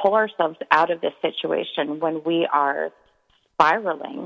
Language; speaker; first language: English; native; English